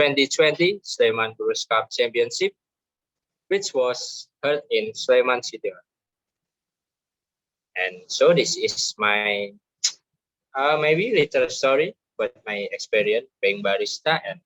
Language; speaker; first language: English; non-native, learner; Indonesian